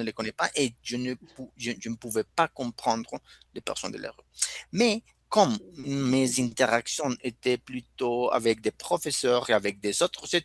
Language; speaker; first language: French; non-native, fluent; Spanish